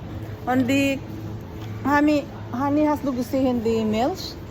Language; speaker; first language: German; non-native, learner; Filipino